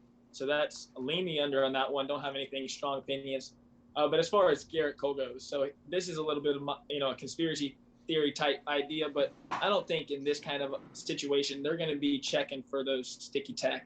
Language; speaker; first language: English; native; English